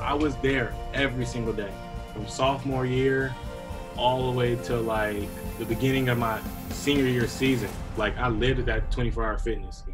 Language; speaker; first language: English; native; English